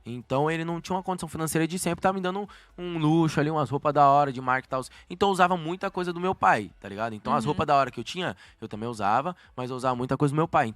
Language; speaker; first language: Portuguese; native; Portuguese